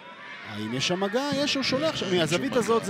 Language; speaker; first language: Hebrew; native; Hebrew